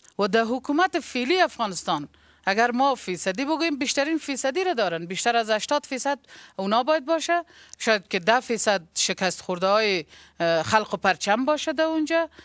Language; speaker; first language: Persian; native; Persian